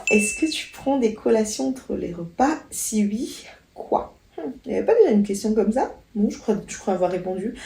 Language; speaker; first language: French; non-native, local second language; Malagasy